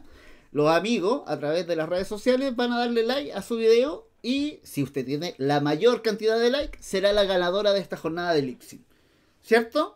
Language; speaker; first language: Spanish; native; Spanish